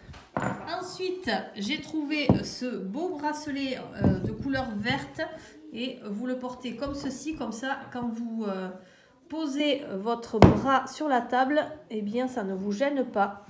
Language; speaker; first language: French; native; French